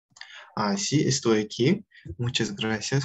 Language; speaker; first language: Spanish; non-native, learner; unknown